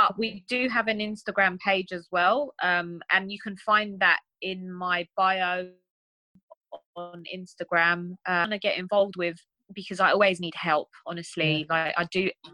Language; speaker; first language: English; native; English